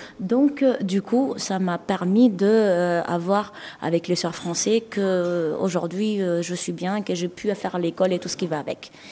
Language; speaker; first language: French; non-native, local second language; Malagasy